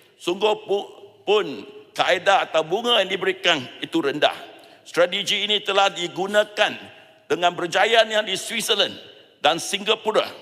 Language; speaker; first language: Malay; non-native, local second language; Chinese